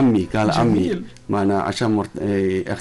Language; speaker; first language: Arabic; non-native, learner; Chinese